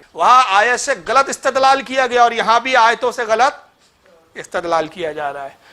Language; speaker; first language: Urdu; native; Urdu